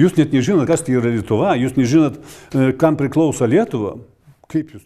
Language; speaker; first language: Lithuanian; non-native, local second language; Russian